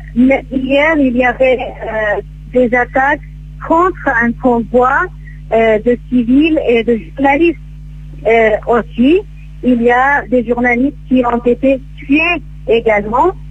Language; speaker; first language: French; non-native, fluent; Kurdish